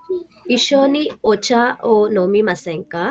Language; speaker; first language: Japanese; non-native, learner; Kannada